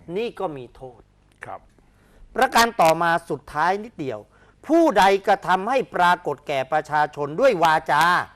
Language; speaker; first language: Thai; native; Thai